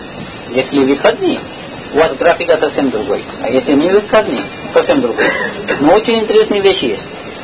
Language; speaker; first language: Russian; non-native, learner; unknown